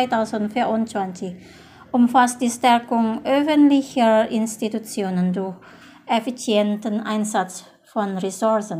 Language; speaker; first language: German; non-native, fluent; Indonesian